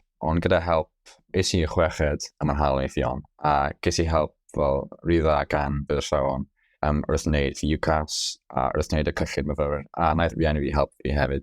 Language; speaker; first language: Welsh; non-native, local second language; English